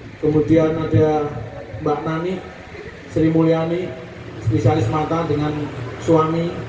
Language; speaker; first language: Indonesian; native; Indonesian